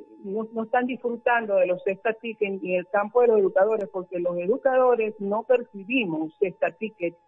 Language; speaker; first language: Spanish; native; Spanish